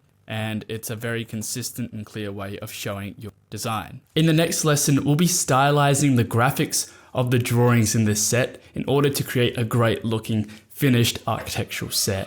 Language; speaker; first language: English; native; English